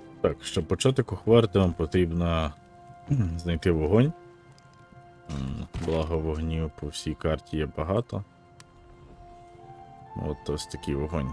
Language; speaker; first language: Ukrainian; native; Ukrainian